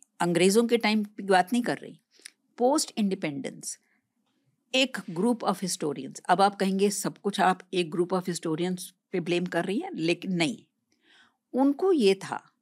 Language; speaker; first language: Hindi; native; Hindi